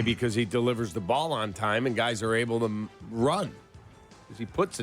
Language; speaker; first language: English; native; English